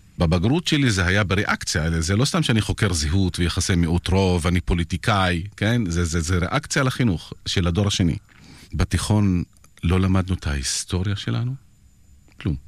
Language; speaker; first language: Hebrew; non-native, local second language; Arabic